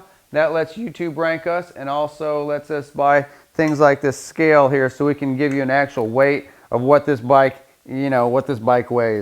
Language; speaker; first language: English; native; English